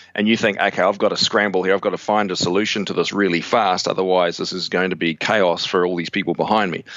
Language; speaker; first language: English; native; English